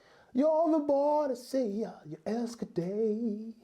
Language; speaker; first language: Swedish; non-native, learner; English